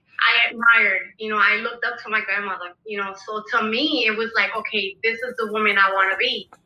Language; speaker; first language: English; early bilingual, other home language; Spanish